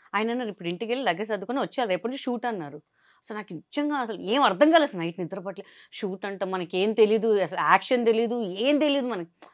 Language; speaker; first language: Telugu; non-native, local second language; Hindi